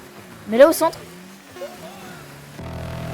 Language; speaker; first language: French; native; French